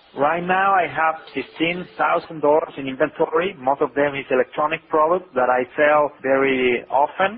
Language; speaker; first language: English; non-native, fluent; Spanish